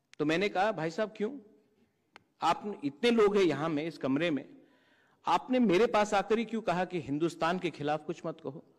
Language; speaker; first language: Hindi; non-native, local second language; Kok Borok